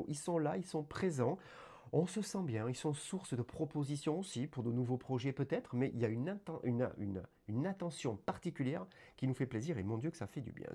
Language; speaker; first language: French; native; French